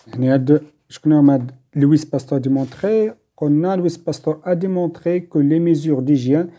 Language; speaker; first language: French; non-native, local second language; Arabic